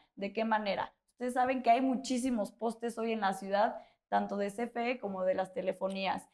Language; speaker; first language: Spanish; native; Spanish